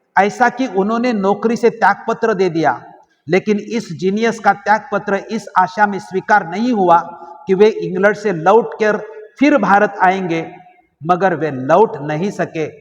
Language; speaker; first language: Hindi; non-native, local second language; Marathi